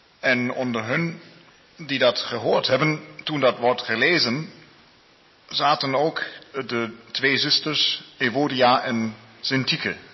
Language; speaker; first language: Dutch; non-native, learner; Spanish